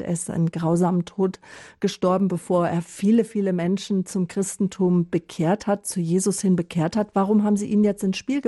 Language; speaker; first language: German; native; German